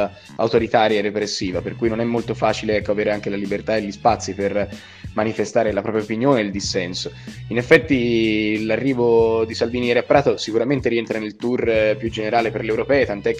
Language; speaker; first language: Italian; native; Italian